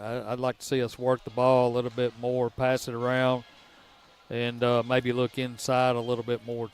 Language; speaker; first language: English; native; English